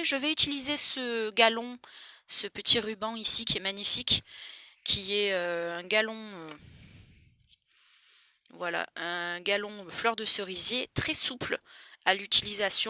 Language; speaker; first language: French; native; French